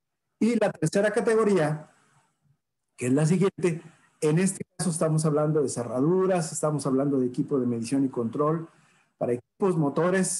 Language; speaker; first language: Spanish; native; Spanish